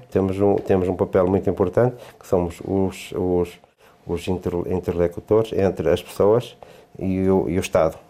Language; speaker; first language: Portuguese; native; Portuguese